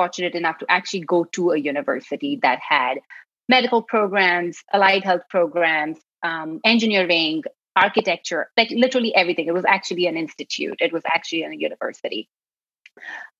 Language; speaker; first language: English; non-native, local second language; Gujarati